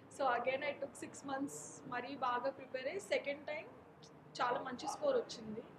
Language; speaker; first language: Telugu; non-native, local second language; Marathi